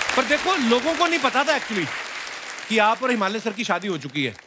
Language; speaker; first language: Hindi; native; Hindi